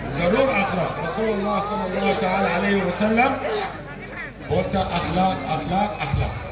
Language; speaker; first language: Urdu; non-native, learner; Arabic